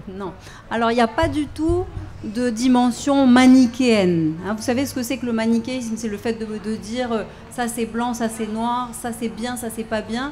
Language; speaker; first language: French; native; French